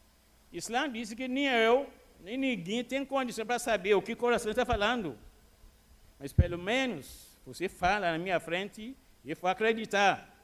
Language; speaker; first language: Portuguese; non-native, fluent; Arabic